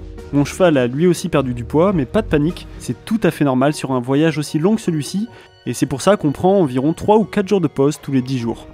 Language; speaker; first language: French; native; French